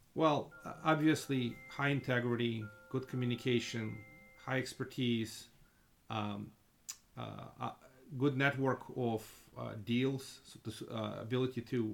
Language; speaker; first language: English; non-native, fluent; Russian